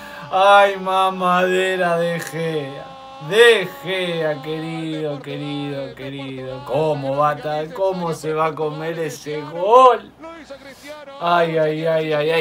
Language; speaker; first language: Spanish; native; Spanish